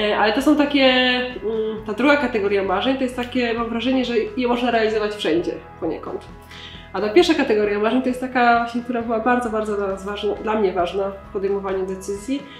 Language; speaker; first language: Polish; native; Polish